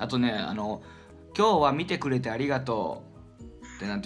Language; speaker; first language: Japanese; native; Japanese